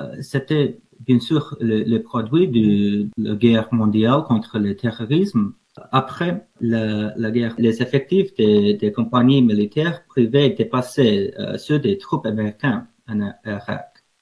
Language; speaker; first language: French; non-native, fluent; English